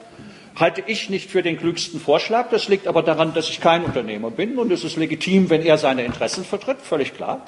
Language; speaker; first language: German; native; German